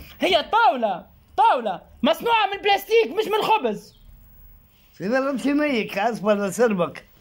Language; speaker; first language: Arabic; native; Arabic